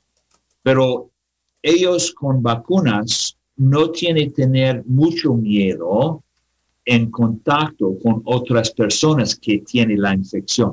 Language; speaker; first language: Spanish; non-native, learner; English